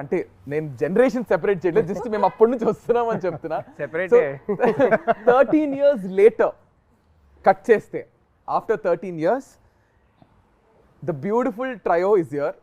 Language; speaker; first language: Telugu; native; Telugu